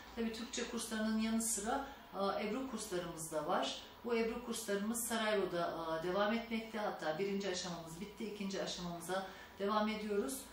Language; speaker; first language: Turkish; native; Turkish